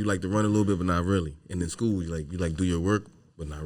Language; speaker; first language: English; native; English